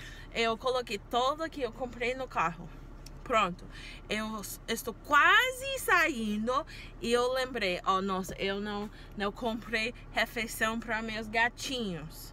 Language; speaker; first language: Portuguese; non-native, learner; English